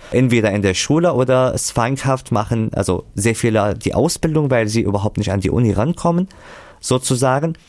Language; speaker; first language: German; non-native, fluent; Arabic